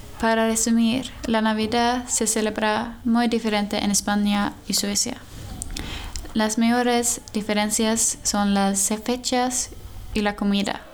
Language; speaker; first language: Spanish; non-native, learner; Swedish